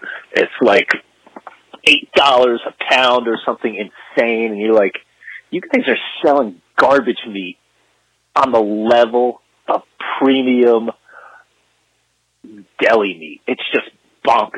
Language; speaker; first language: English; native; English